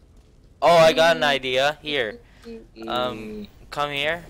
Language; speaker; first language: English; native; English